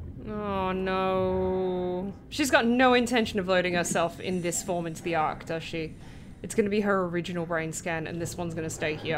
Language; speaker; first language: English; native; English